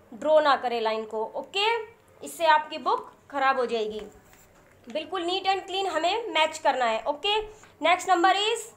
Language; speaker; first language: Hindi; native; Hindi